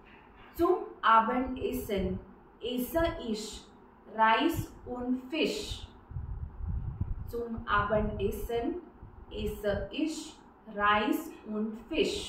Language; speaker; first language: German; non-native, fluent; Marathi